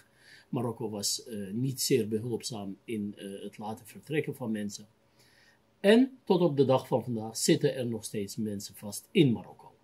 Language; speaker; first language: Dutch; native; Dutch